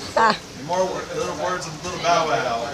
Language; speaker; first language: English; native; English